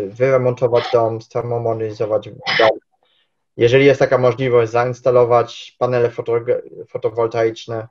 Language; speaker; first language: Polish; early bilingual, heritage; Polish